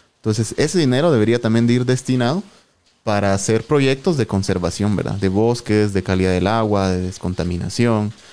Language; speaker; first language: Spanish; native; Spanish